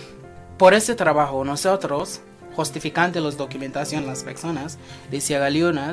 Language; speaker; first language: Spanish; non-native, fluent; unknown